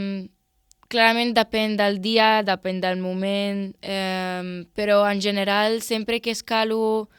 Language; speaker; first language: Catalan; non-native, local second language; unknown